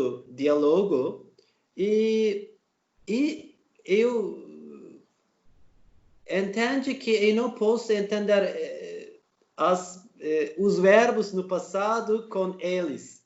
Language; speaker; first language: Portuguese; non-native, learner; Turkish